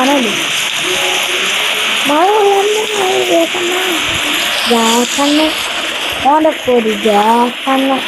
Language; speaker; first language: Malayalam; native; Malayalam